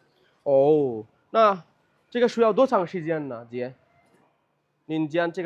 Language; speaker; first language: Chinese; non-native, learner; Bangla